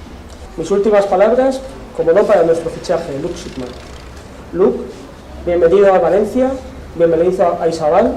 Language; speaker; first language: Spanish; native; Spanish